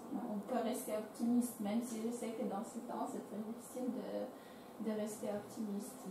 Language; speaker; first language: French; non-native, fluent; Ukrainian